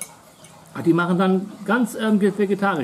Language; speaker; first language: German; native; German